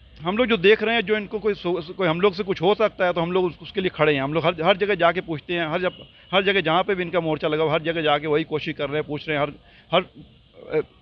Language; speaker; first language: Hindi; non-native, local second language; Punjabi